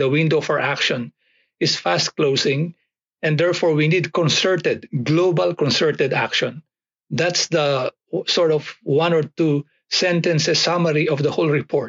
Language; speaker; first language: English; non-native, local second language; Filipino